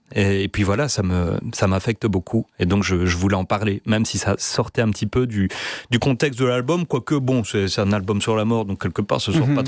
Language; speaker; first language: French; native; French